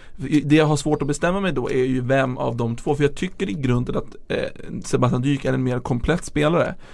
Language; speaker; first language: Swedish; native; Swedish